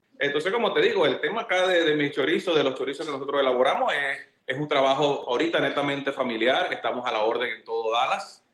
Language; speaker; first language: Spanish; native; Spanish